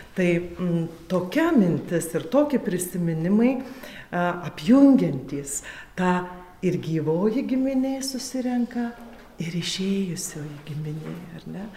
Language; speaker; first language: Lithuanian; native; Lithuanian